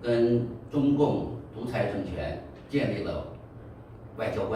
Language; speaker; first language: Chinese; native; Chinese